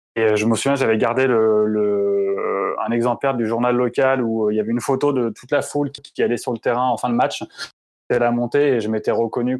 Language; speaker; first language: French; native; French